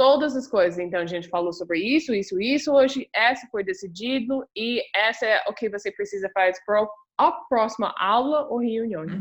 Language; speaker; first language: Portuguese; non-native, fluent; English